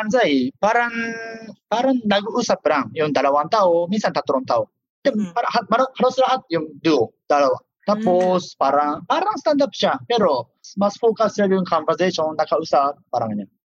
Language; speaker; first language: Filipino; non-native, learner; Japanese